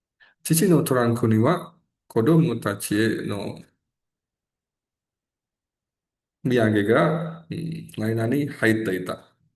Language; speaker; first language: Japanese; non-native, learner; Indonesian